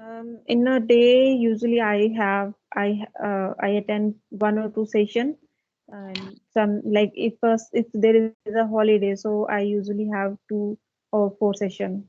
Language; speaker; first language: English; non-native, fluent; Hindi